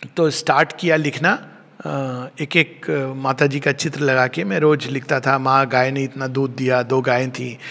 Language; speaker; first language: Hindi; native; Hindi